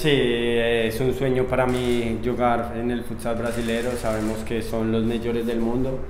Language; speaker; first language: Portuguese; non-native, learner; Spanish